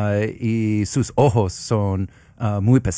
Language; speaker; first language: Spanish; non-native, learner; English